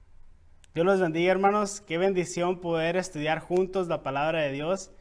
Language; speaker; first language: Spanish; native; Spanish